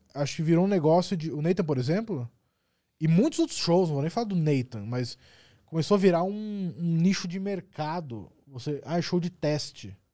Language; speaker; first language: Portuguese; native; Portuguese